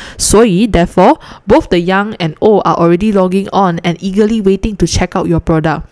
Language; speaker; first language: English; non-native, local second language; Chinese